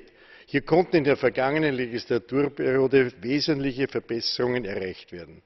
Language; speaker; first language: German; native; German